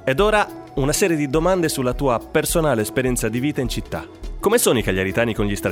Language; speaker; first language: Italian; native; Italian